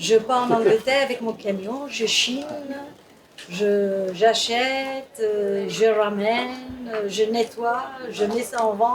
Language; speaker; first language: French; non-native, fluent; English